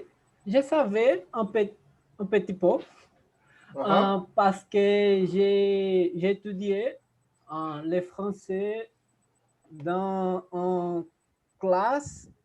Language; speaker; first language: French; non-native, learner; Portuguese